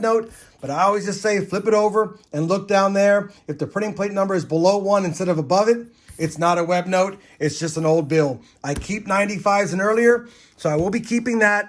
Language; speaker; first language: English; native; English